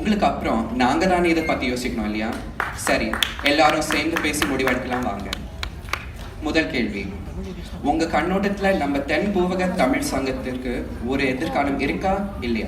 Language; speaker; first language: Tamil; early bilingual, heritage; Tamil